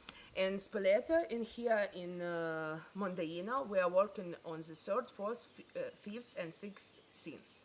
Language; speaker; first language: English; non-native, learner; Ukrainian